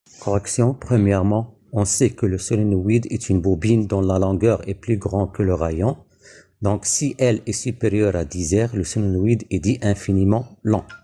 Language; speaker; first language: French; non-native, local second language; Arabic